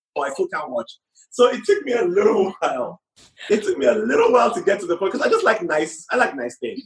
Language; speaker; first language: English; non-native, local second language; Yoruba